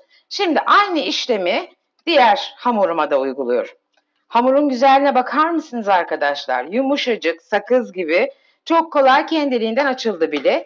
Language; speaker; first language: Turkish; native; Turkish